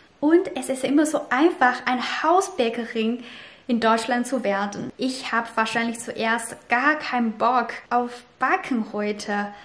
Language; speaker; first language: German; non-native, fluent; Chinese